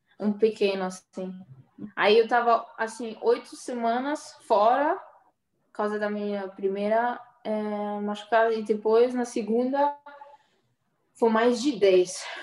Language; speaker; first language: Portuguese; early bilingual, heritage; Portuguese